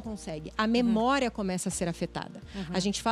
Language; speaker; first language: Portuguese; native; Portuguese